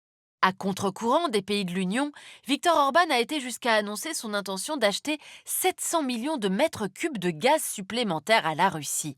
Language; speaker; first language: French; native; French